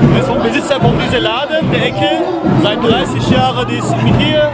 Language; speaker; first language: German; non-native, learner; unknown